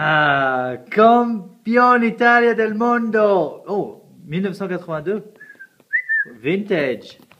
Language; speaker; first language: Italian; non-native, learner; French